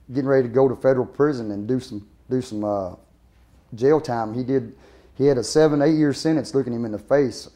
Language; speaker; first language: English; native; English